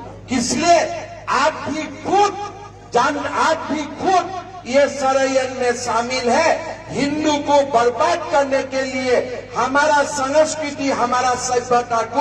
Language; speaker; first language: Hindi; non-native, local second language; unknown